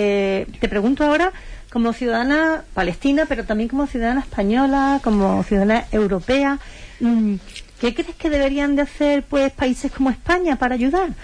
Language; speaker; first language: Spanish; native; Spanish